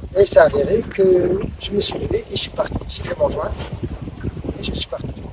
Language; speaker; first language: French; non-native, local second language; Arabic